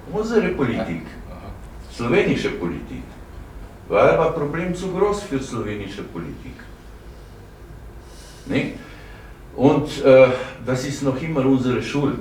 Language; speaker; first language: German; non-native, learner; Slovenian